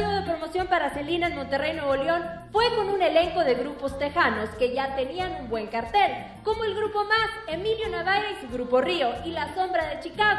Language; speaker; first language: Spanish; native; Spanish